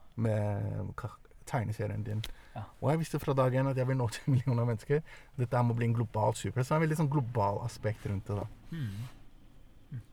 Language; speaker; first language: Norwegian; early bilingual, other home language; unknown